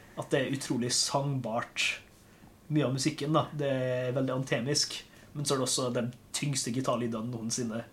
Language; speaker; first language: Norwegian; native; Norwegian